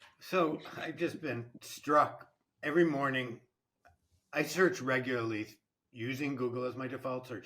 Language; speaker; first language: English; native; English